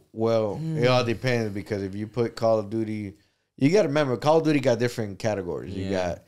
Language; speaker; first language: English; non-native, fluent; Spanish